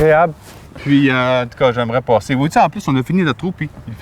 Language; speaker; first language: French; native; French